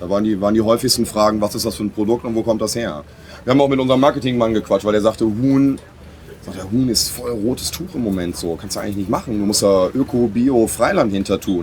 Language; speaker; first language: German; native; German